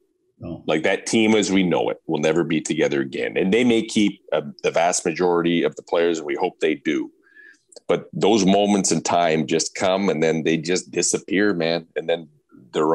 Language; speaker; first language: English; native; English